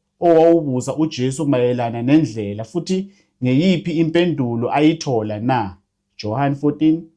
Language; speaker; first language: Zulu; non-native, local second language; Swati